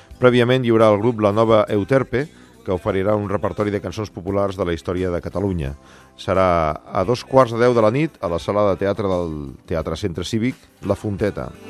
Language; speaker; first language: Catalan; native; Catalan